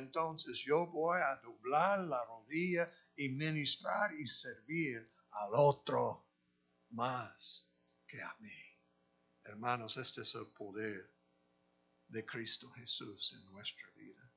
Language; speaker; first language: Spanish; non-native, fluent; English